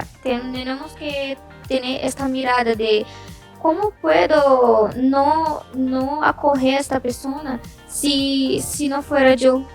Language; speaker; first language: Spanish; non-native, learner; Portuguese